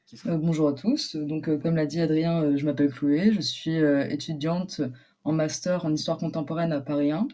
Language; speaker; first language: French; native; French